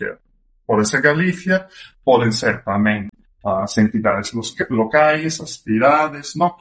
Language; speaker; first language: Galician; non-native, fluent; German